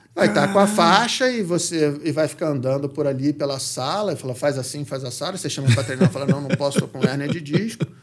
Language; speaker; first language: Portuguese; native; Portuguese